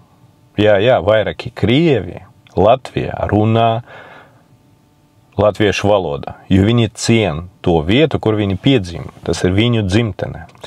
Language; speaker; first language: Latvian; non-native, local second language; Russian